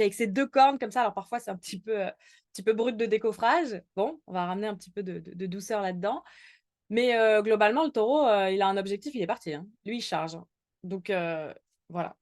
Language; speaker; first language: French; native; French